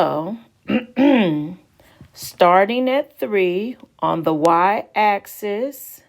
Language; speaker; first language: English; native; English